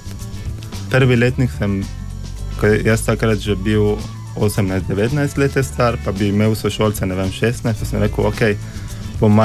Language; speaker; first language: Slovenian; non-native, fluent; Persian